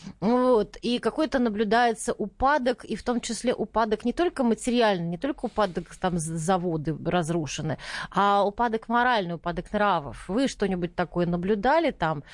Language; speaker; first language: Russian; native; Russian